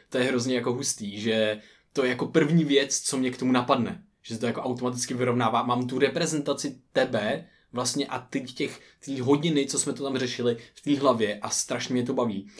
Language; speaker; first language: Czech; native; Czech